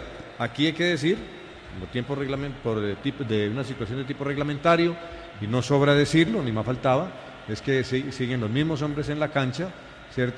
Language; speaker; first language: Spanish; native; Spanish